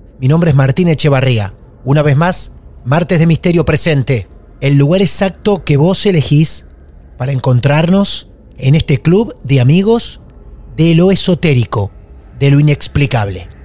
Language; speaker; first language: Spanish; native; Spanish